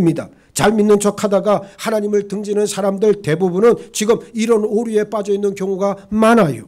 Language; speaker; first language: Korean; native; Korean